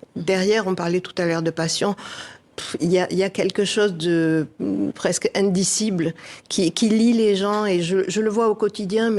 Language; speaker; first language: French; native; French